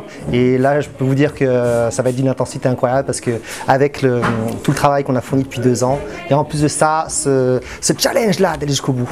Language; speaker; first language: French; native; French